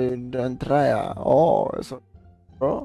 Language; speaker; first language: English; non-native, learner; Malay